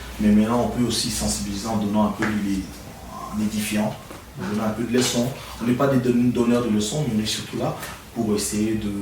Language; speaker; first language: French; non-native, local second language; Lingala